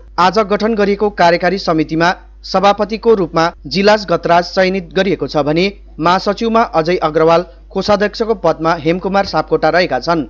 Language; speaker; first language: Nepali; native; Nepali